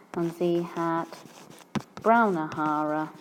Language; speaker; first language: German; non-native, fluent; English